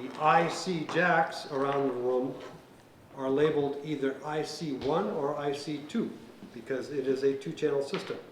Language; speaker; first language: English; native; English